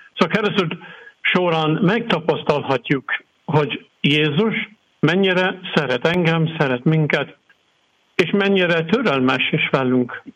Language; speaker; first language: Hungarian; non-native, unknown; English